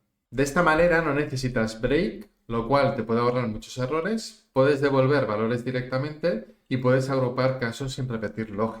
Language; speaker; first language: Spanish; native; Spanish